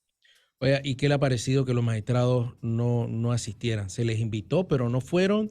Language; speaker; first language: Spanish; native; Spanish